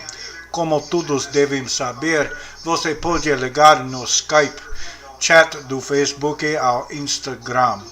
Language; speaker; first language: Portuguese; non-native, learner; English